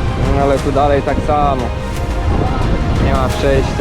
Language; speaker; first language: Polish; native; Polish